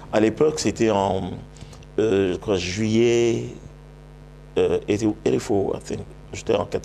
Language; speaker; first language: French; non-native, local second language; Lingala